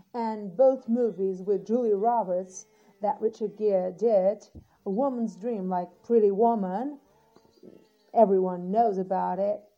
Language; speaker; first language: English; non-native, fluent; Portuguese